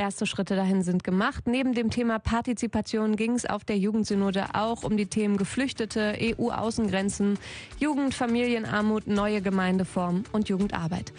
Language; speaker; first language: German; native; German